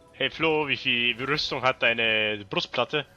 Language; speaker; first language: German; native; German